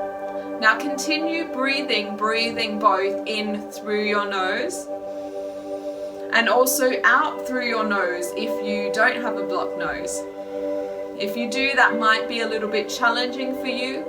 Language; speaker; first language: English; native; English